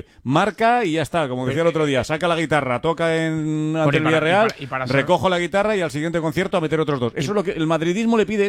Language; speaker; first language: Spanish; native; Spanish